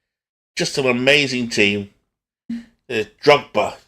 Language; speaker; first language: English; native; English